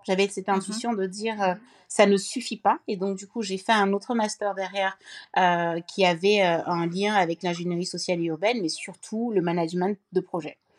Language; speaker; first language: French; native; French